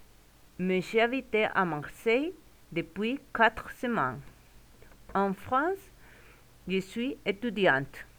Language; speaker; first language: French; non-native, learner; Spanish